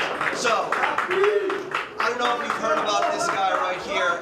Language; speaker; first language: English; native; English